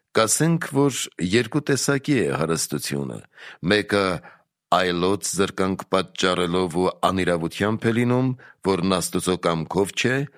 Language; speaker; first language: Armenian; native; Armenian